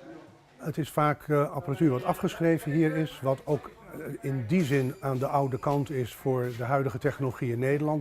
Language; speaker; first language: Dutch; native; Dutch